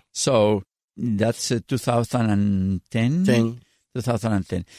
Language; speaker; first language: English; non-native, fluent; Spanish